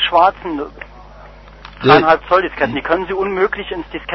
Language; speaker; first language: German; native; German